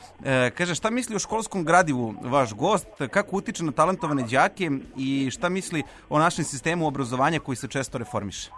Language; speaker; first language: Serbian; native; Serbian